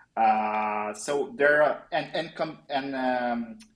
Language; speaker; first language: English; non-native, fluent; Ukrainian